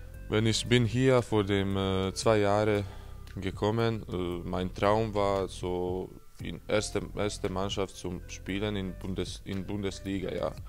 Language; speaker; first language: German; non-native, fluent; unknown